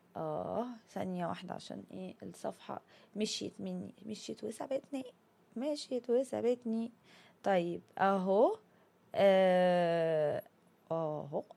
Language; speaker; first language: Egyptian Arabic; native; Egyptian Arabic